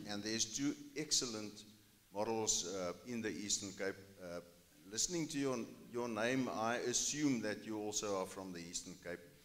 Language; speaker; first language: English; non-native, local second language; Afrikaans